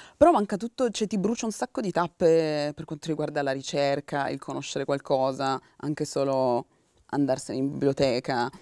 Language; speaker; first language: Italian; early bilingual, other home language; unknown